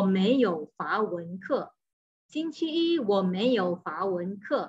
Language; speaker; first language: Chinese; non-native, fluent; Indonesian